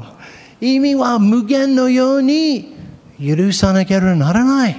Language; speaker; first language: Japanese; non-native, fluent; English